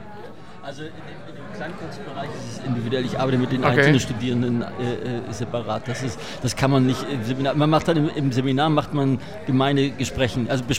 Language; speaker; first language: German; native; German